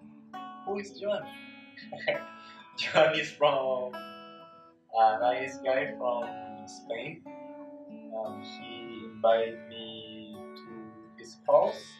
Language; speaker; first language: English; non-native, learner; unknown